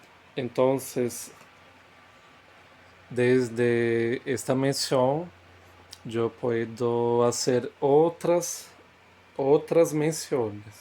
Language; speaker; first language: Spanish; non-native, fluent; Portuguese